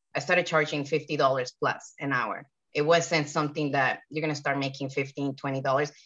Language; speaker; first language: English; non-native, fluent; Spanish